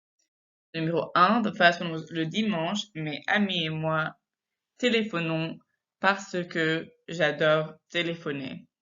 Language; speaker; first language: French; non-native, fluent; English